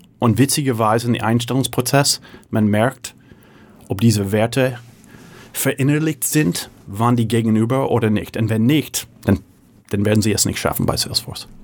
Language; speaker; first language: German; non-native, fluent; English